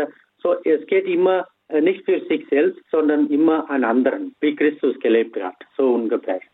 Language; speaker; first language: German; non-native, fluent; Tamil